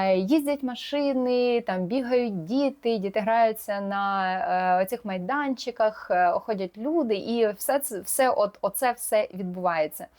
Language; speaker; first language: Ukrainian; non-native, local second language; Russian